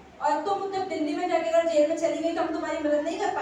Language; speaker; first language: Hindi; native; Hindi